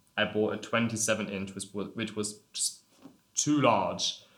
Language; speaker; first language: English; non-native, fluent; German